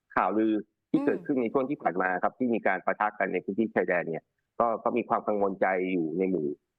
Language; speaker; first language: Thai; native; Thai